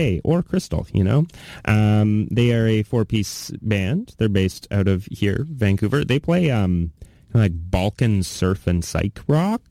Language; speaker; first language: English; native; English